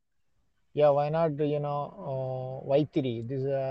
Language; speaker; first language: English; non-native, learner; Malayalam